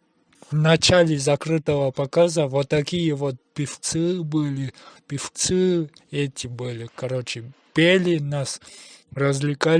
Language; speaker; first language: Russian; non-native, local second language; Kyrgyz